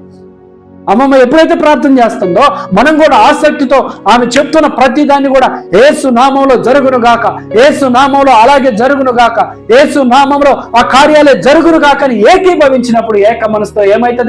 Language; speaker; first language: Telugu; native; Telugu